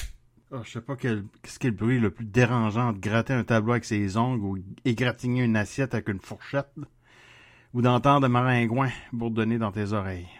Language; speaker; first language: French; native; French